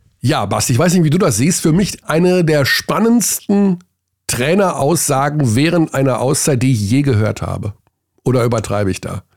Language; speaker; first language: German; native; German